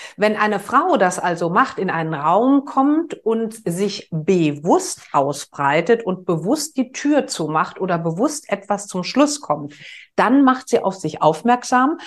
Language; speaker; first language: German; native; German